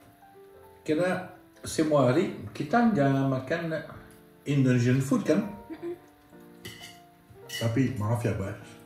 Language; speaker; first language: Indonesian; non-native, learner; French